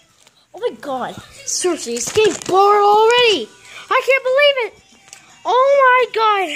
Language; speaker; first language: English; native; English